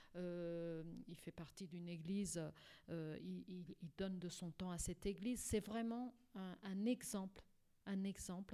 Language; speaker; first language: French; non-native, fluent; Portuguese